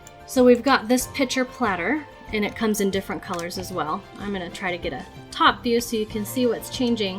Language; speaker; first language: English; native; English